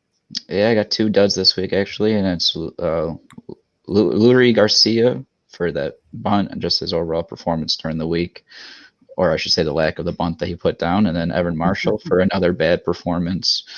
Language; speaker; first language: English; native; English